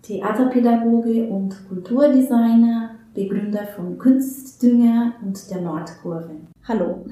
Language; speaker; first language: German; native; German